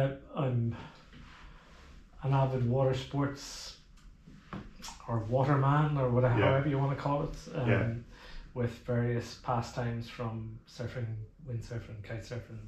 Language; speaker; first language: English; native; English